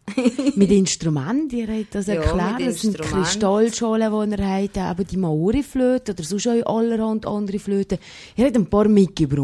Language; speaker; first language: German; native; German